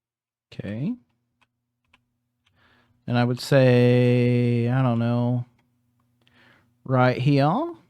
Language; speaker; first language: English; native; English